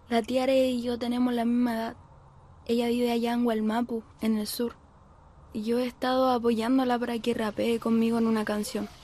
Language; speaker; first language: Spanish; native; Spanish